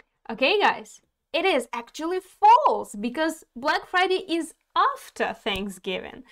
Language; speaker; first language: English; non-native, fluent; Ukrainian